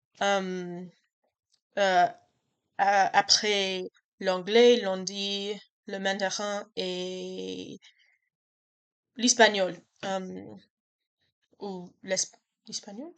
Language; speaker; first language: French; non-native, learner; English